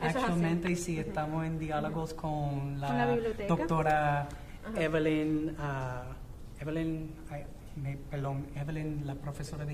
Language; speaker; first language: Spanish; non-native, fluent; English